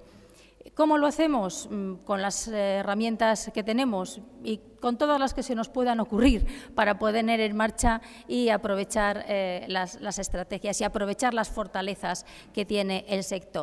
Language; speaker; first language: Spanish; native; Spanish